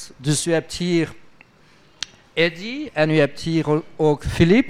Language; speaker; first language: Dutch; non-native, local second language; French